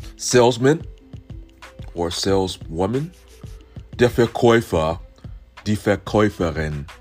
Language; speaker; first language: German; non-native, fluent; English